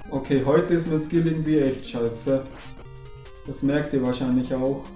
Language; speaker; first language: German; native; German